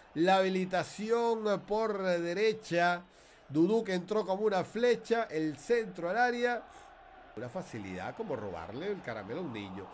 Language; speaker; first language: Spanish; native; Spanish